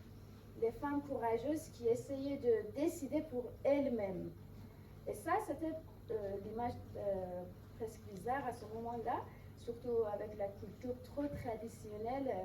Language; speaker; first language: French; non-native, fluent; Persian